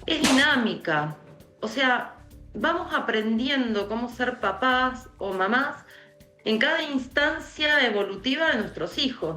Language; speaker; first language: Spanish; native; Spanish